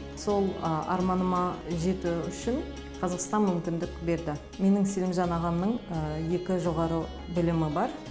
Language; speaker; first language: Kazakh; non-native, local second language; Turkish